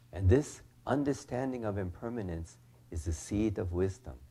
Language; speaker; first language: English; native; English